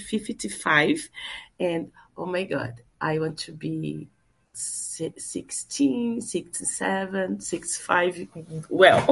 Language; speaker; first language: English; non-native, learner; Portuguese